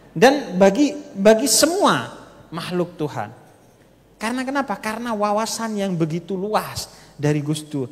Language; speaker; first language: Indonesian; native; Indonesian